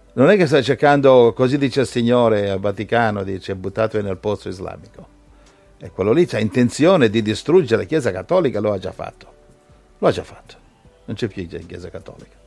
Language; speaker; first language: Italian; native; Italian